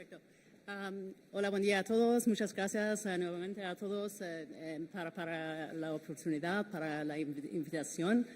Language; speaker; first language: Spanish; non-native, fluent; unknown